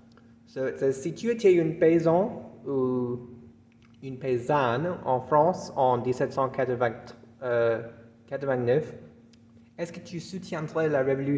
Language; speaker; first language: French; non-native, fluent; English